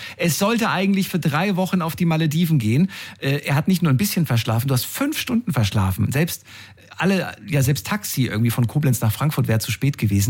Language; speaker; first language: German; native; German